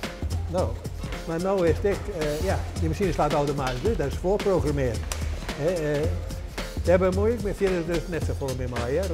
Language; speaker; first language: Dutch; native; Dutch